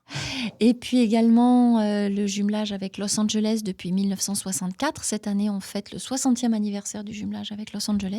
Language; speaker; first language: French; native; French